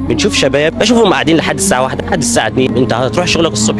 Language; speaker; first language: Arabic; native; Arabic